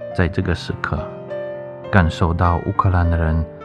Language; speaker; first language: Chinese; non-native, fluent; Ukrainian